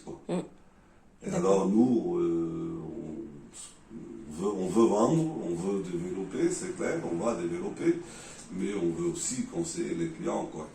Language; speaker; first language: French; non-native, learner; Portuguese